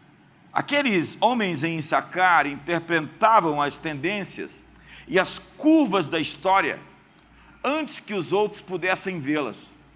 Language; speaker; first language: Portuguese; native; Portuguese